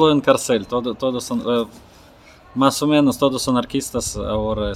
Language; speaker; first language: Spanish; non-native, learner; Russian